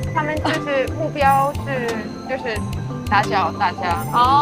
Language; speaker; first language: Chinese; early bilingual, heritage; Chinese